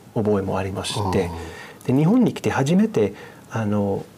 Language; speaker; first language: Japanese; non-native, fluent; English